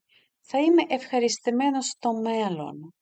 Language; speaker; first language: Greek; non-native, fluent; Russian